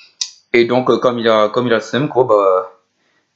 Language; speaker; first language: French; native; French